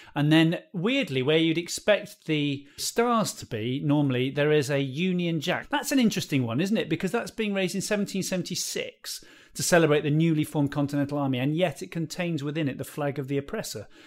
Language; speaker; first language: English; native; English